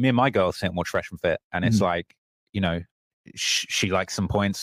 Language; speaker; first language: English; native; English